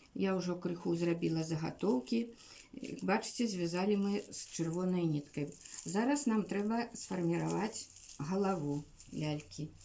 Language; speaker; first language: Belarusian; native; Belarusian